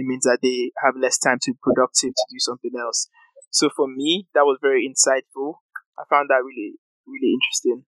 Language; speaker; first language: English; non-native, local second language; Yoruba